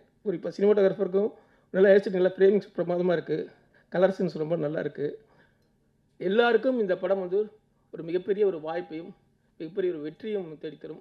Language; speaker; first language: Tamil; native; Tamil